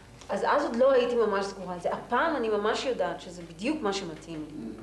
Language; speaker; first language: Hebrew; native; Hebrew